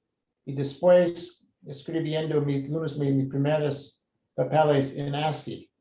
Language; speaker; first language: Spanish; non-native, fluent; English